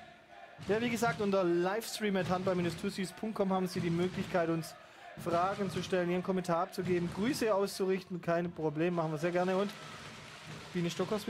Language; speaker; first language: German; native; German